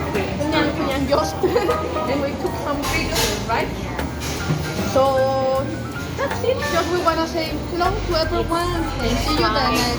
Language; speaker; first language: English; non-native, learner; Spanish